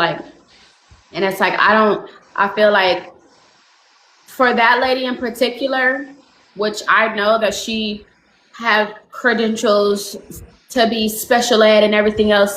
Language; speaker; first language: English; native; English